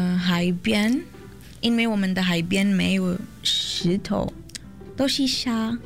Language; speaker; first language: Chinese; non-native, learner; Portuguese